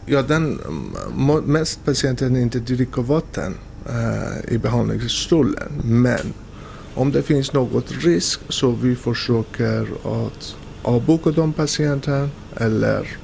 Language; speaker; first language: Swedish; non-native, learner; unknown